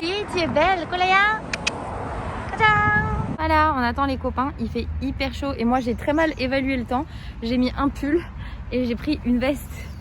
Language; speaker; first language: French; native; French